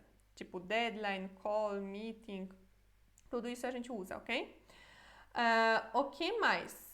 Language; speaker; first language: Portuguese; non-native, fluent; Polish